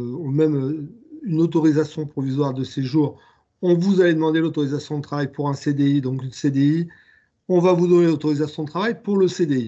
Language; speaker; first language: French; native; French